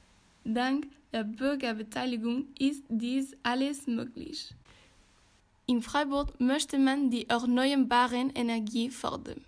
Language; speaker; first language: German; non-native, learner; French